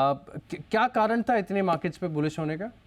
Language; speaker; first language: Hindi; native; Hindi